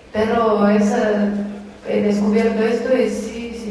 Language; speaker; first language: Spanish; non-native, fluent; Romanian